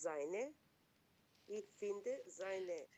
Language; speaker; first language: German; non-native, learner; Macedonian